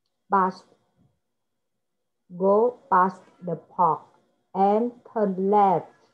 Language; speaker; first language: English; non-native, learner; Vietnamese